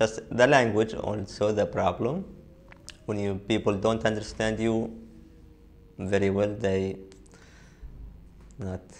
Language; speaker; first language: English; non-native, learner; Arabic